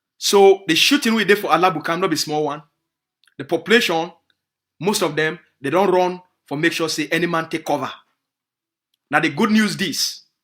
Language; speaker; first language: Nigerian Pidgin; native; Nigerian Pidgin